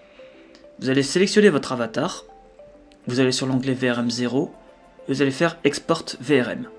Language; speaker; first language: French; native; French